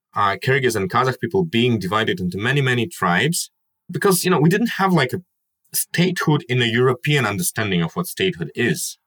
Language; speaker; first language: English; non-native, fluent; Kyrgyz